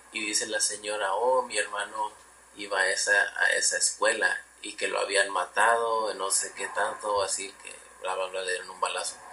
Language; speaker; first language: Spanish; early bilingual, heritage; Spanish